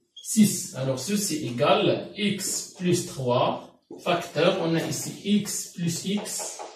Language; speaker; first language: French; non-native, local second language; Arabic